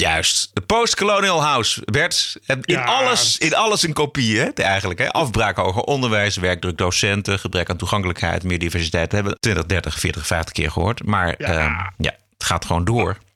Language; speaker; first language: Dutch; native; Dutch